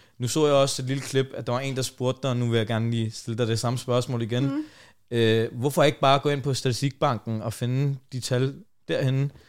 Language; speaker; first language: Danish; native; Danish